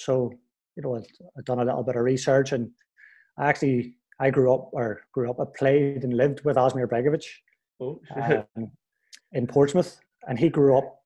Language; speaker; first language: English; native; English